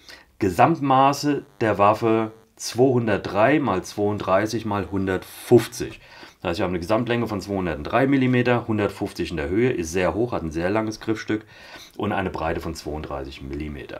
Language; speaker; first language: German; native; German